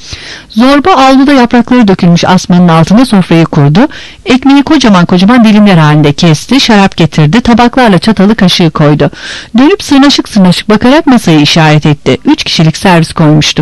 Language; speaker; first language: Turkish; native; Turkish